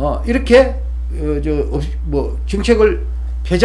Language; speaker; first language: Korean; native; Korean